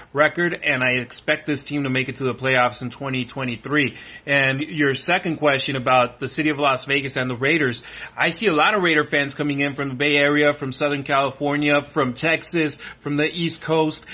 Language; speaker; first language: English; early bilingual, other home language; Spanish